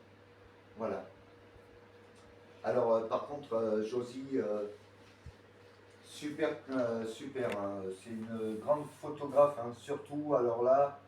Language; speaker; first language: French; native; French